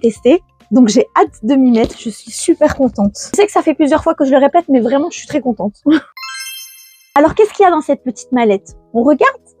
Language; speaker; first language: French; native; French